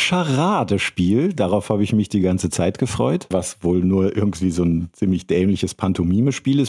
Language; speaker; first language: German; native; German